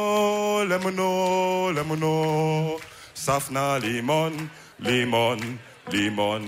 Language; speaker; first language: German; early bilingual, other home language; Wolof